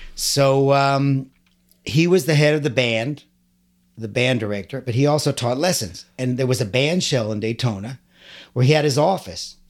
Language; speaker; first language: English; native; English